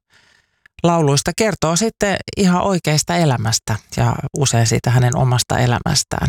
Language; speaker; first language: Finnish; native; Finnish